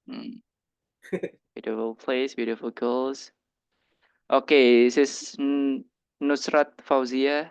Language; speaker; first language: English; non-native, learner; Indonesian